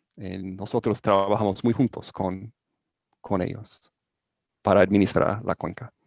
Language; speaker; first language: Spanish; non-native, learner; English